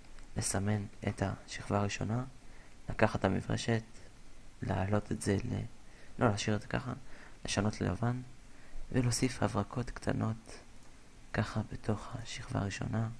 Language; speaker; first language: Hebrew; native; Hebrew